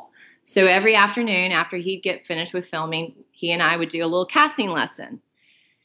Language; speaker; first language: English; native; English